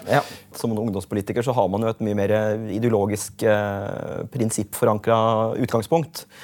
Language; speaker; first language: Norwegian; native; Norwegian